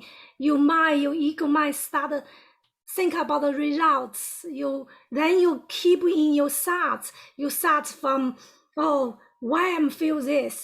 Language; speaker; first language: English; non-native, fluent; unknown